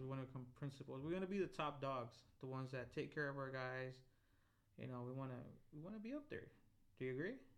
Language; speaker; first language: English; early bilingual, other home language; Spanish